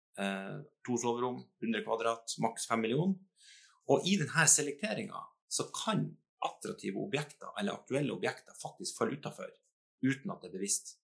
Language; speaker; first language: Norwegian; native; Norwegian